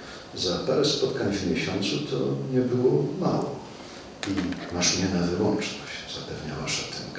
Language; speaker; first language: Polish; native; Polish